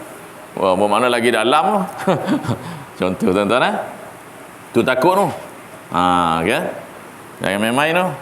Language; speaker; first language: Malay; native; Malay